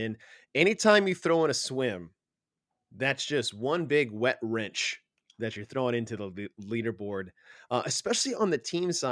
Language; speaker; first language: English; native; English